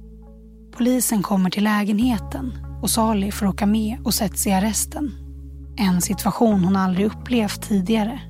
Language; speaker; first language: Swedish; native; Swedish